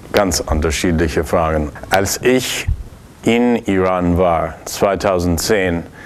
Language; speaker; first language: German; non-native, fluent; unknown